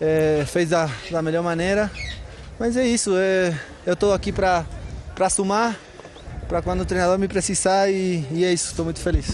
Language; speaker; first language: Portuguese; non-native, fluent; Spanish